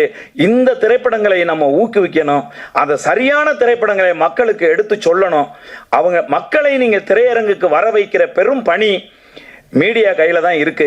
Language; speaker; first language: Tamil; native; Tamil